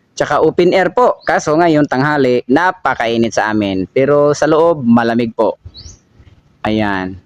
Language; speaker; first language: Filipino; native; Filipino